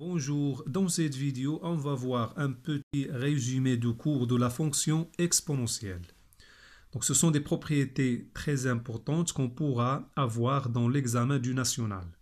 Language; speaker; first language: French; non-native, local second language; Arabic